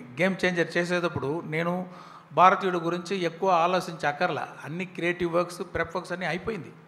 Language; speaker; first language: Telugu; non-native, local second language; Tamil